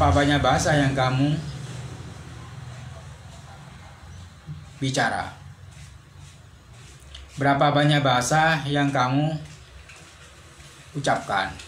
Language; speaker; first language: Indonesian; non-native, local second language; Madurese